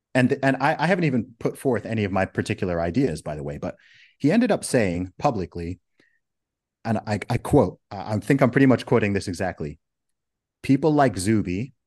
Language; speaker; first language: English; native; English